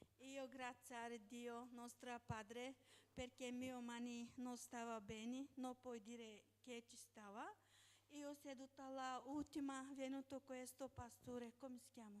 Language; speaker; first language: Italian; non-native, learner; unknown